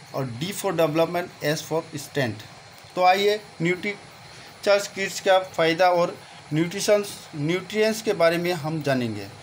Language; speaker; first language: Hindi; non-native, local second language; Assamese